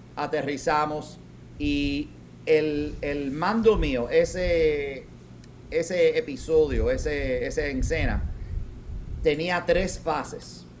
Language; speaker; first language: Spanish; early bilingual, heritage; Spanish